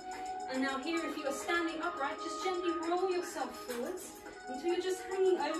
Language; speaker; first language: English; native; English